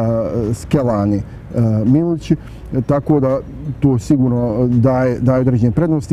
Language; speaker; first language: Bosnian; native; Bosnian